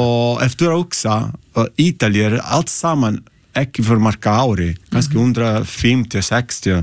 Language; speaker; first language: Icelandic; non-native, learner; Italian